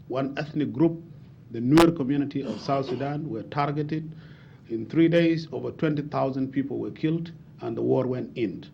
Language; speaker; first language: English; non-native, fluent; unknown